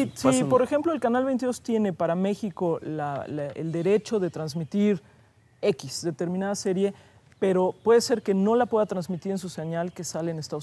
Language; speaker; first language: Spanish; native; Spanish